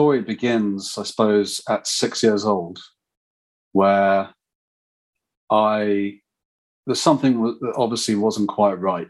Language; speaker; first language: English; native; English